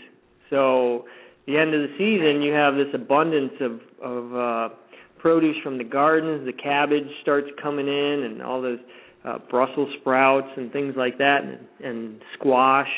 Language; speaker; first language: English; native; English